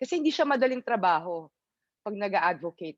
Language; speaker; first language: Filipino; native; Filipino